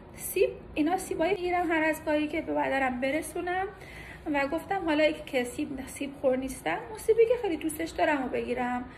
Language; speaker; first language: Persian; early bilingual, heritage; Persian